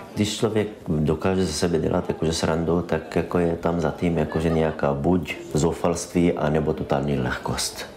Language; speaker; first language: Czech; non-native, fluent; Hebrew